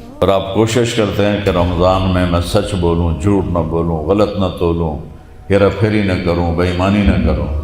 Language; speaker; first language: Urdu; non-native, local second language; Punjabi